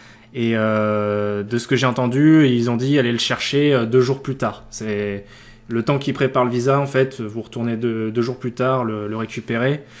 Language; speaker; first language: French; native; French